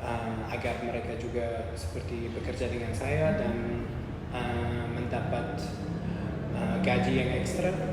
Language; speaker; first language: Indonesian; non-native, learner; Uzbek